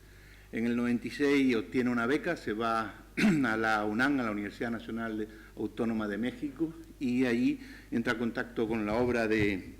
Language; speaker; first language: Spanish; native; Spanish